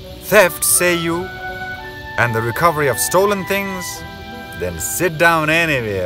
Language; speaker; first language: English; non-native, local second language; Hazaragi